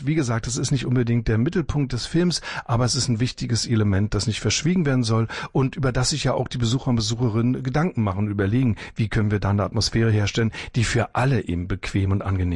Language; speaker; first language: German; native; German